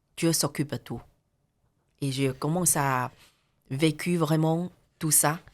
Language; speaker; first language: French; non-native, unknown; Chinese